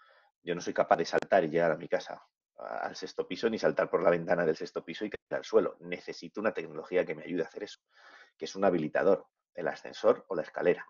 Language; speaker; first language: Spanish; native; Spanish